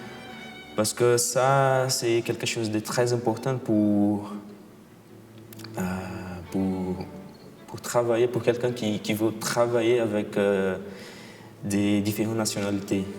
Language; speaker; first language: French; non-native, fluent; Portuguese